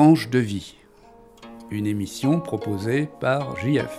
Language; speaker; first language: French; native; French